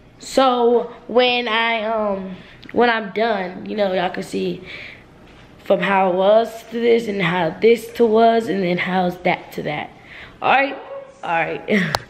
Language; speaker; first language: English; native; English